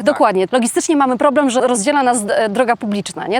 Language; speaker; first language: Polish; native; Polish